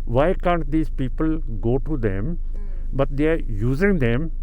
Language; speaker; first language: English; non-native, local second language; Punjabi